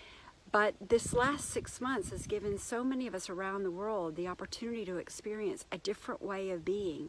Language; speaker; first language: English; native; English